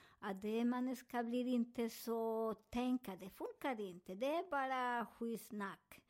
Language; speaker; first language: Swedish; non-native, learner; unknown